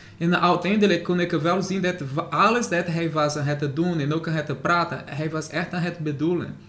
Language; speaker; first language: Dutch; non-native, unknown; Portuguese